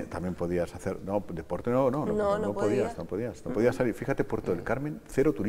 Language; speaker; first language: Spanish; native; Spanish